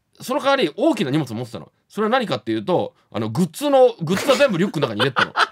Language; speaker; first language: Japanese; native; Japanese